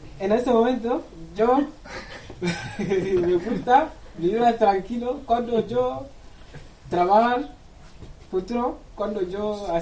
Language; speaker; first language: Spanish; non-native, learner; Bambara